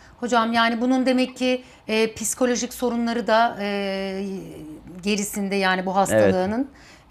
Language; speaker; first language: Turkish; native; Turkish